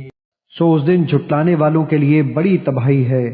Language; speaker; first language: Urdu; native; Urdu